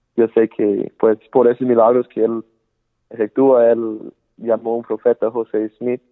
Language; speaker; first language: Spanish; non-native, fluent; English